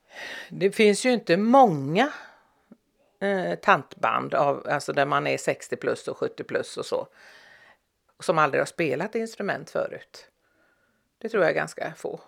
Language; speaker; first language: Swedish; native; Swedish